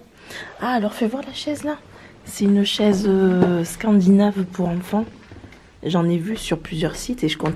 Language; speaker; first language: French; native; French